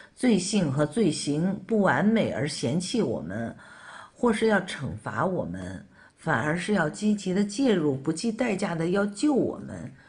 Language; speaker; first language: Chinese; native; Chinese